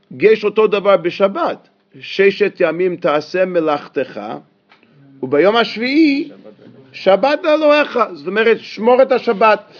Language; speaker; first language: Hebrew; non-native, fluent; English